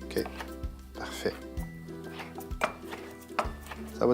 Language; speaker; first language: French; native; French